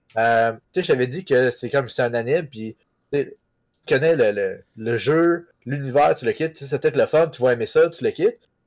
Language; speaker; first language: French; native; French